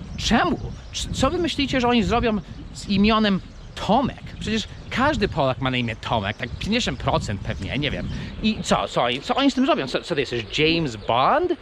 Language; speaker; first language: Polish; non-native, fluent; English